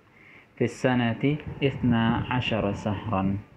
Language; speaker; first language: Arabic; non-native, fluent; Indonesian